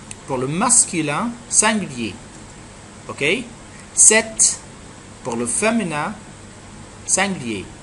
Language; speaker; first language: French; non-native, fluent; Arabic